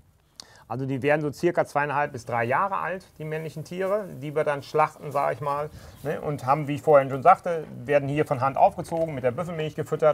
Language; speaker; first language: German; native; German